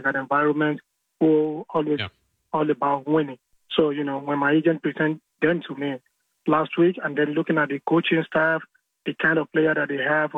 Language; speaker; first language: English; non-native, local second language; Yoruba